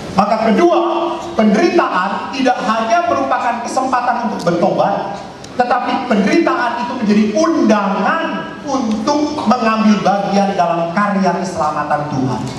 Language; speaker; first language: Indonesian; non-native, local second language; Javanese